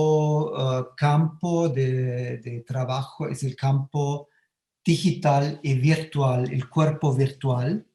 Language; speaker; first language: Spanish; non-native, fluent; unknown